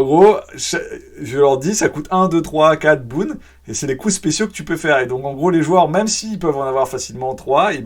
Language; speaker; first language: French; native; French